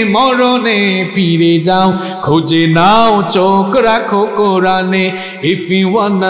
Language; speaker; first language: Bangla; non-native, local second language; Sylheti